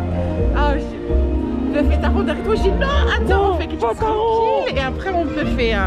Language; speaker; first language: French; non-native, learner; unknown